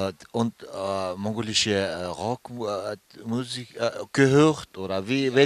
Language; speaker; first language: German; non-native, fluent; Mongolian